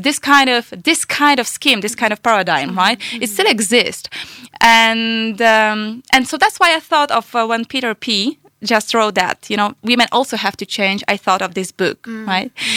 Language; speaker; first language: English; non-native, fluent; Polish